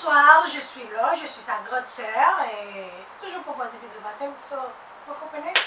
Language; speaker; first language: French; non-native, local second language; Haitian Creole